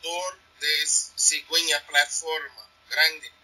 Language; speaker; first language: Spanish; non-native, learner; English